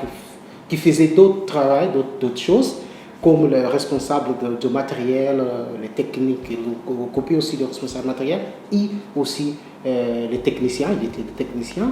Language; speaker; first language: French; non-native, learner; Portuguese